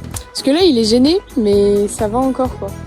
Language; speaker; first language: French; native; French